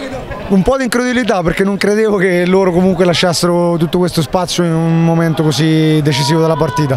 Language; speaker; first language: Italian; native; Italian